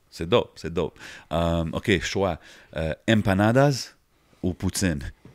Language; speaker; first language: French; native; French